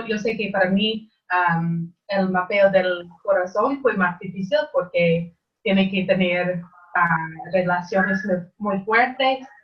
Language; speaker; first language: Spanish; non-native, learner; English